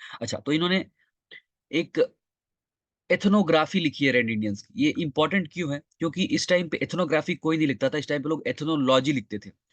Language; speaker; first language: Hindi; non-native, local second language; Bangla